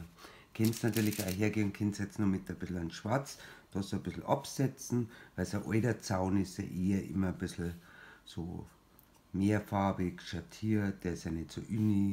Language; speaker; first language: German; native; German